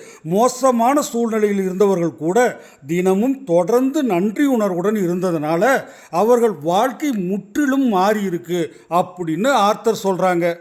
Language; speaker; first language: Tamil; native; Tamil